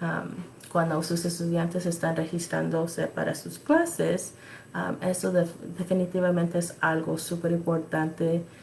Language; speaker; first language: Spanish; early bilingual, other home language; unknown